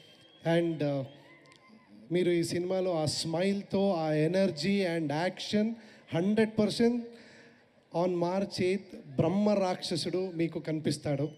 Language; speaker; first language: Telugu; non-native, learner; Kannada